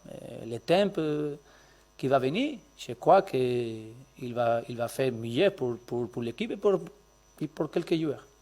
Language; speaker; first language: French; non-native, learner; Spanish